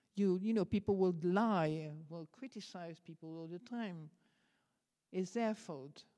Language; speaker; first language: English; non-native, fluent; French